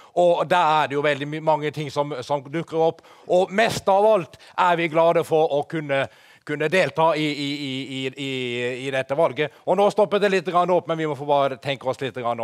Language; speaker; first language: Norwegian; native; Norwegian